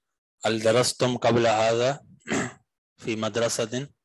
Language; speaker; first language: Arabic; non-native, fluent; Urdu